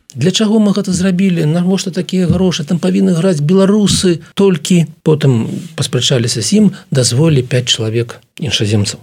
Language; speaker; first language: Belarusian; non-native, local second language; Russian